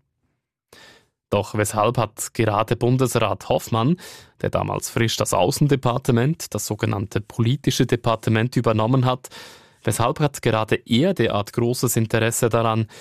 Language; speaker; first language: German; native; German